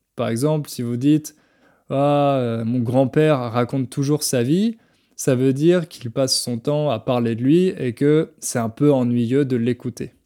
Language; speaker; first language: French; native; French